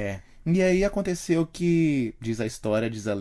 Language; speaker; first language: Portuguese; native; Portuguese